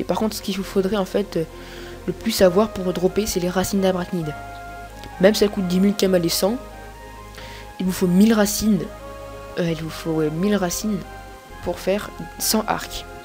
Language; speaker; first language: French; native; French